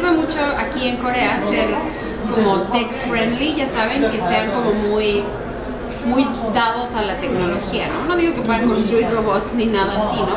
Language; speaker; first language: Spanish; native; Spanish